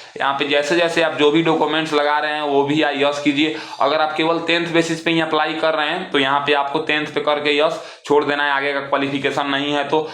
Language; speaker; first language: Hindi; non-native, local second language; Bhojpuri